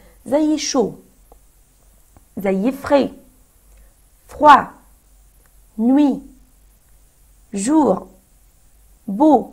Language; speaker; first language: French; non-native, fluent; Arabic